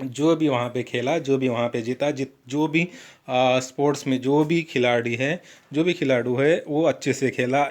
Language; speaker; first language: Hindi; non-native, local second language; Marathi